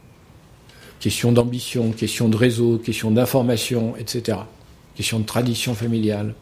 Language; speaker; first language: French; native; French